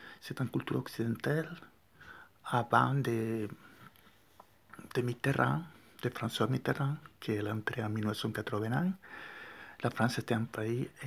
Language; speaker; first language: French; non-native, learner; Spanish